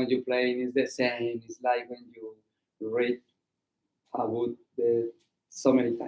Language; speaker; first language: English; non-native, learner; Spanish